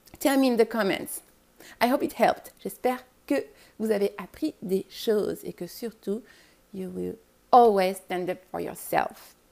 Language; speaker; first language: French; native; French